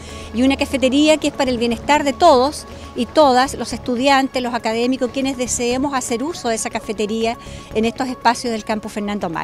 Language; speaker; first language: Spanish; native; Spanish